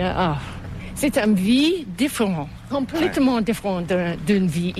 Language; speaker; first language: French; non-native, fluent; English